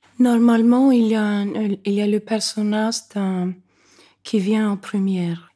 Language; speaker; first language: French; non-native, fluent; Icelandic